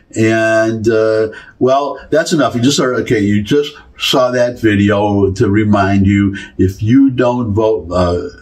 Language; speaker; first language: English; native; English